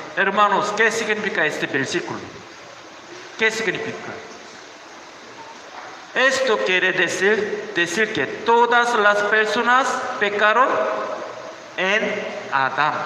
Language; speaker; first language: Spanish; non-native, learner; Korean